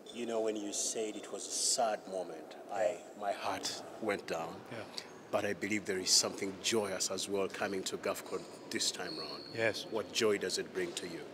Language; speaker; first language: English; native; English